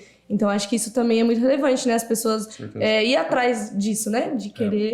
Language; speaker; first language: Portuguese; native; Portuguese